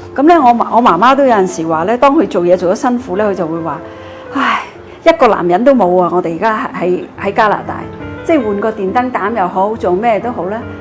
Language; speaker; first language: Cantonese; native; Cantonese